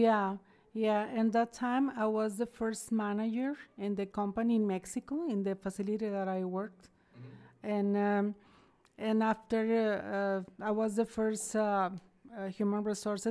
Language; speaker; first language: English; non-native, fluent; Spanish